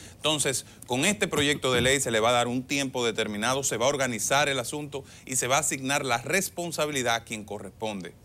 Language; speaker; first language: Spanish; native; Spanish